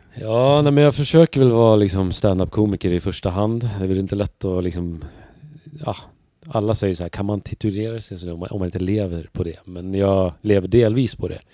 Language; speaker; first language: Swedish; native; Swedish